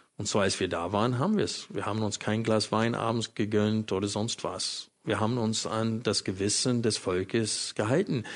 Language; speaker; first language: German; non-native, fluent; English